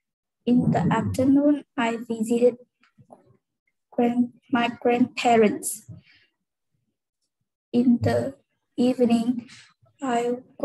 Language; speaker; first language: English; non-native, learner; Vietnamese